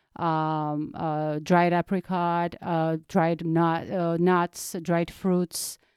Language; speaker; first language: English; non-native, fluent; Georgian